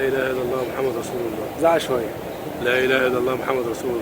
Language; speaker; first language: Egyptian Arabic; native; Egyptian Arabic